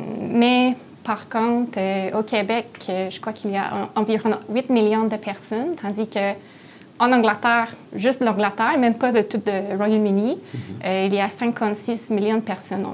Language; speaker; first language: French; non-native, fluent; English